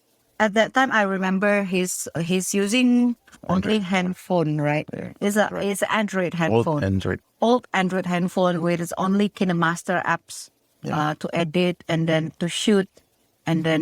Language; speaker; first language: English; non-native, fluent; Indonesian